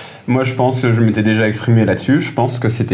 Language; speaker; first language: French; native; French